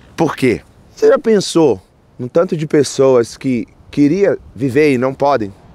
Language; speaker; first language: Portuguese; native; Portuguese